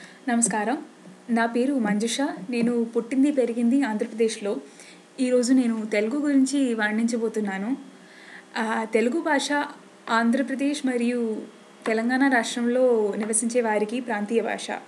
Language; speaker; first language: Telugu; non-native, local second language; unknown